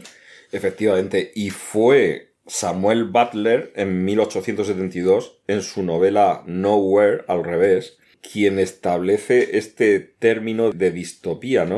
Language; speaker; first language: Spanish; native; Spanish